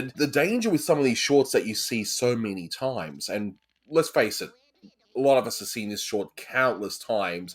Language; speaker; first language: English; native; English